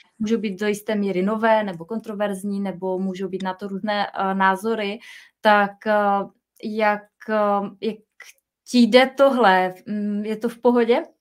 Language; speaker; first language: Czech; native; Czech